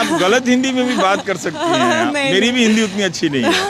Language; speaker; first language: Hindi; native; Hindi